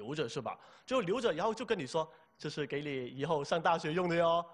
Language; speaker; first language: Chinese; native; Chinese